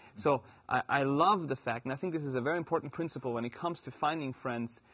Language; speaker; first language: English; non-native, fluent; German